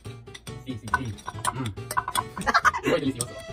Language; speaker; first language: Spanish; non-native, learner; English